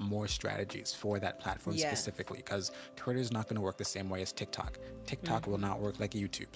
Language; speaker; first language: English; native; English